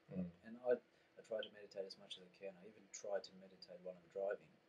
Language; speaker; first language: English; non-native, fluent; German